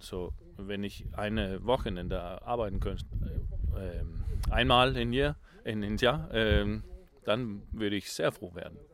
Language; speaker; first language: German; non-native, learner; Danish